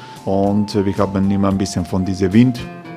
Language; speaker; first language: German; non-native, fluent; Croatian